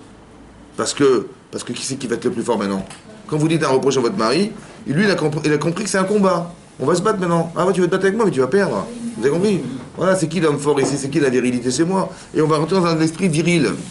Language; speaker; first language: French; native; French